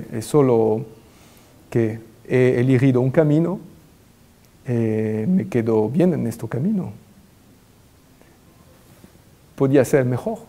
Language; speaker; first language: Spanish; non-native, fluent; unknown